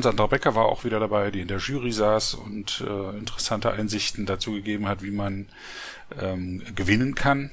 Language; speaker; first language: German; native; German